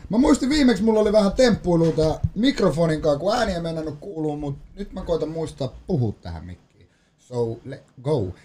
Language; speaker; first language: Finnish; native; Finnish